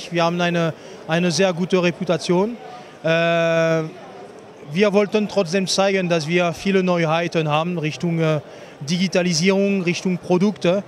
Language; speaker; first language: German; non-native, fluent; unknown